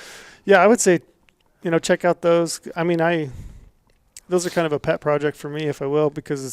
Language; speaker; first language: English; native; English